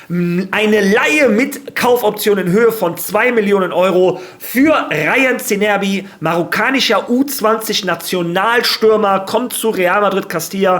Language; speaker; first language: German; native; German